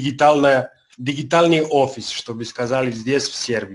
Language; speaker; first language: Russian; non-native, learner; Serbian